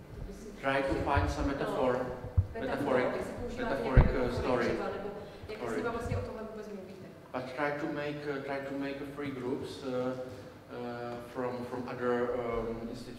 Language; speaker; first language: English; non-native, learner; Czech